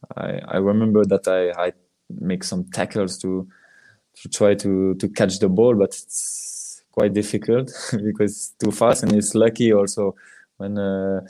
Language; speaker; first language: English; non-native, learner; French